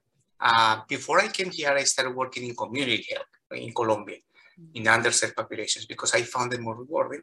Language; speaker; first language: English; non-native, fluent; Spanish